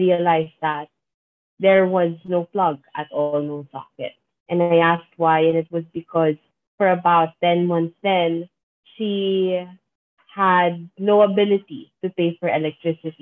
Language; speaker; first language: English; non-native, local second language; Filipino